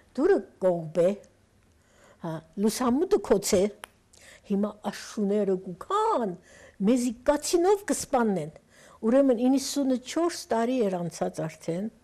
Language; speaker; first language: Armenian; early bilingual, heritage; Armenian